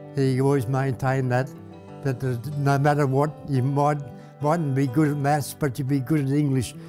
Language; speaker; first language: English; native; English